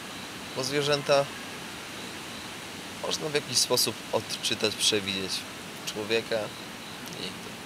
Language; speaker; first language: Polish; native; Polish